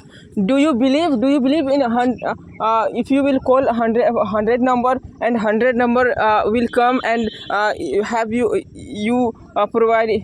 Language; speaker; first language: English; non-native, learner; Hindi